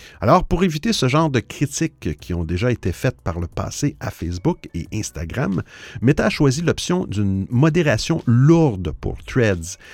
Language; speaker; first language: French; native; French